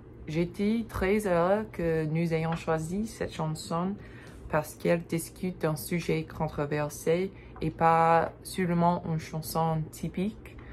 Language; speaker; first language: French; non-native, learner; English